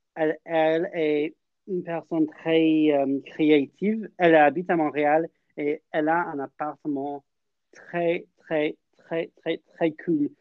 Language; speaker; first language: French; non-native, learner; English